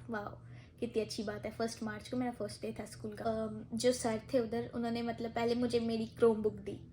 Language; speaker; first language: Urdu; native; Urdu